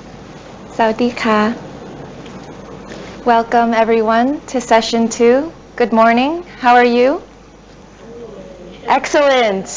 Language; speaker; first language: English; non-native, fluent; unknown